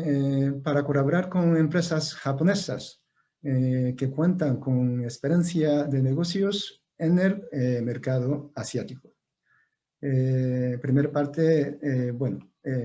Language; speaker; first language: Spanish; non-native, fluent; Japanese